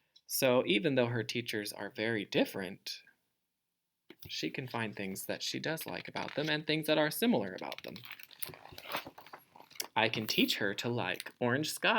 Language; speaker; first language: English; native; English